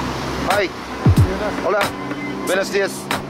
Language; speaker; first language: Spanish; non-native, learner; Japanese